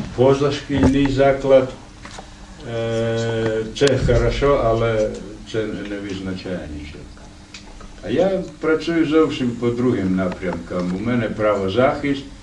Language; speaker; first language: Ukrainian; non-native, local second language; Romany